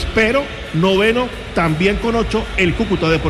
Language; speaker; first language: Spanish; native; Spanish